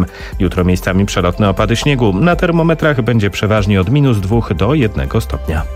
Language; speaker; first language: Polish; native; Polish